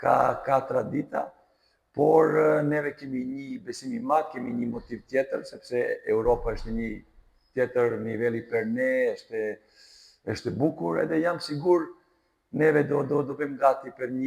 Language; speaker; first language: Albanian; non-native, fluent; Serbian